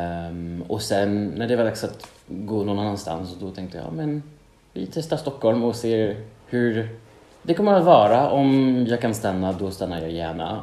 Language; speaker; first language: Swedish; non-native, fluent; French